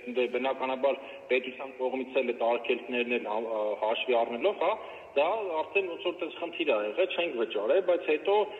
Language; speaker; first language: Armenian; native; Armenian